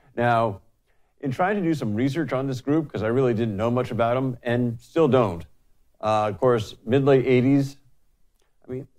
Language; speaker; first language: English; native; English